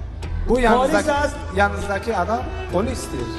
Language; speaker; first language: Turkish; non-native, fluent; Tajik